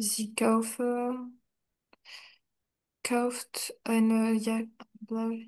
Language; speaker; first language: German; non-native, learner; French